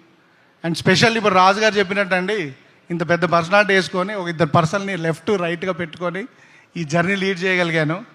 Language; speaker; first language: Telugu; native; Telugu